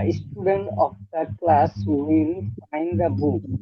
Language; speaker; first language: English; non-native, learner; Bangla